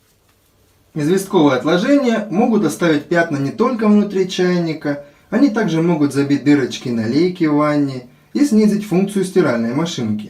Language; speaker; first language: Russian; native; Russian